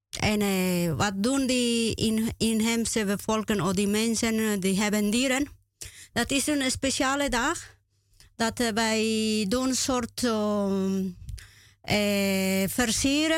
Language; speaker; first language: Dutch; non-native, learner; Spanish